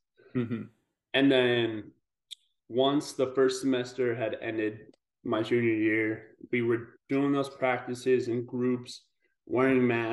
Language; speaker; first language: English; native; English